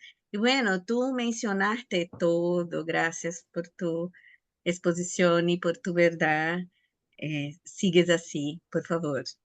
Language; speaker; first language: Spanish; non-native, fluent; Portuguese